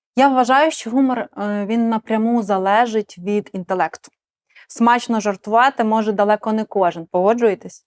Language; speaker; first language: Ukrainian; native; Ukrainian